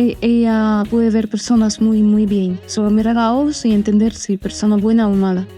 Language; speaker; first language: Spanish; non-native, learner; Armenian